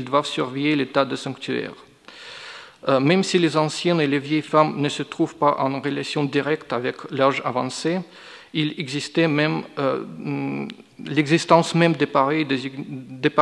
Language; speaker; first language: French; non-native, fluent; Russian